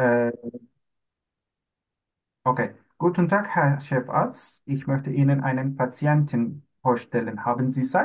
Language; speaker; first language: German; non-native, learner; Turkish